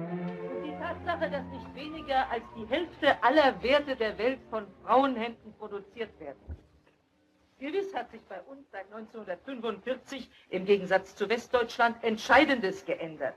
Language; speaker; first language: German; native; German